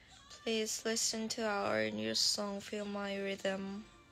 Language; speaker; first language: English; non-native, learner; Korean